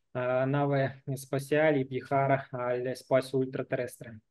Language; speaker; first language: Spanish; non-native, learner; Russian